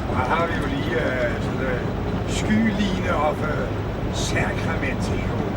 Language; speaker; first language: Danish; native; Danish